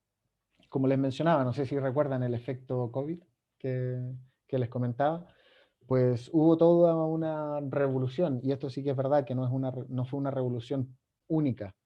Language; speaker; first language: Spanish; native; Spanish